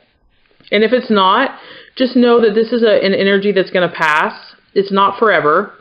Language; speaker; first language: English; native; English